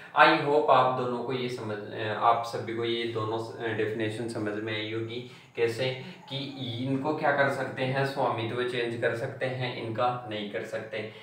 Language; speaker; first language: Hindi; native; Hindi